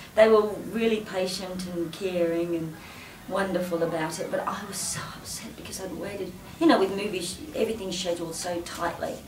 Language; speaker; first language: English; native; English